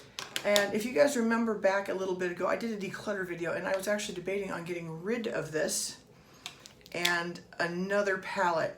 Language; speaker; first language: English; native; English